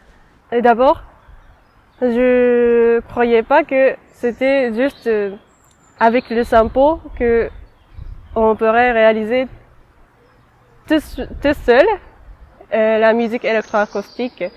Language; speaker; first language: French; non-native, fluent; Japanese